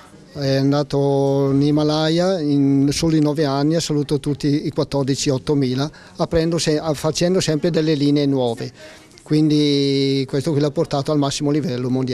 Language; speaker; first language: Italian; native; Italian